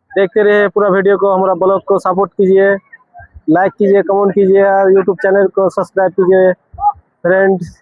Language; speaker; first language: Hindi; non-native, local second language; Bangla